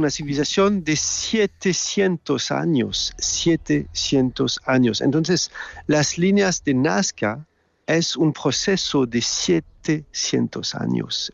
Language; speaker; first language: Spanish; non-native, fluent; French